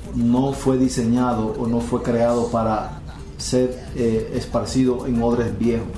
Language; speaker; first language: Spanish; native; Spanish